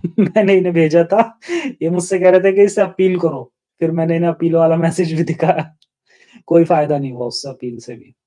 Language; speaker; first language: Hindi; native; Hindi